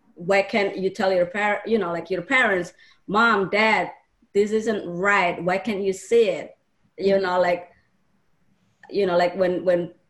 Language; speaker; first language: English; non-native, fluent; Indonesian